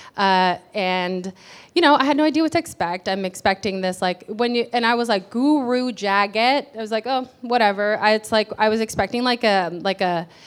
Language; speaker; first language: English; early bilingual, other home language; Spanish